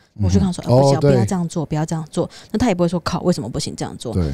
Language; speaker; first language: Chinese; native; Chinese